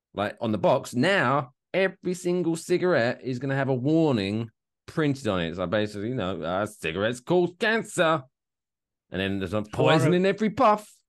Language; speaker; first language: English; native; English